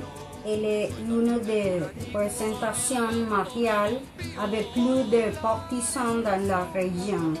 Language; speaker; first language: French; non-native, learner; Spanish